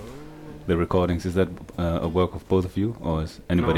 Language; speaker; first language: English; non-native, fluent; German